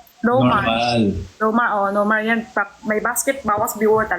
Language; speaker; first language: Filipino; non-native, learner; Chinese